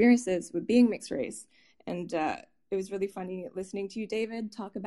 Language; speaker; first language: English; native; English